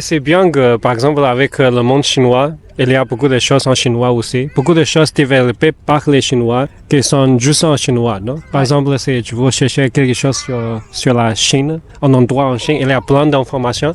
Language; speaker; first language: French; non-native, fluent; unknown